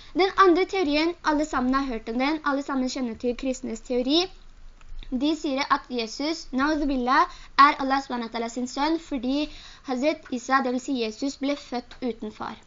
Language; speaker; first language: Norwegian; early bilingual, other home language; Urdu